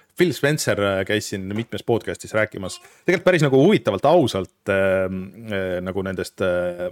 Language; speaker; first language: Estonian; native; Estonian